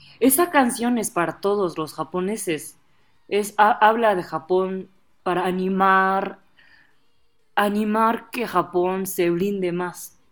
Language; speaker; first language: Spanish; non-native, fluent; Japanese